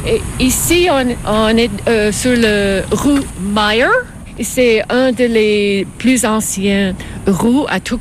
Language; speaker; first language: French; non-native, fluent; English